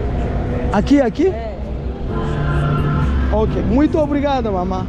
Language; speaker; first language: Portuguese; non-native, learner; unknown